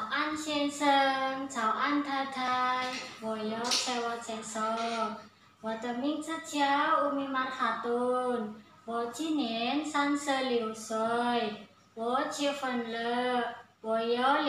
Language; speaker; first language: Chinese; non-native, learner; Indonesian